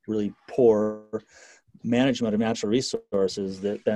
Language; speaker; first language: English; native; English